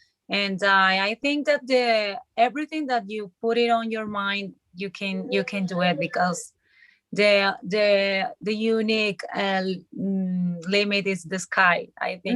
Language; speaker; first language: English; non-native, learner; Spanish